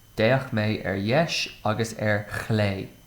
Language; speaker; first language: Irish; non-native, local second language; English